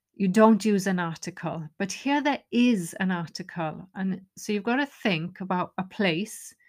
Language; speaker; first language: English; non-native, local second language; Welsh